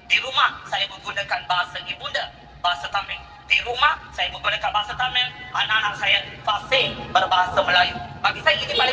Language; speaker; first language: Malay; native; Malay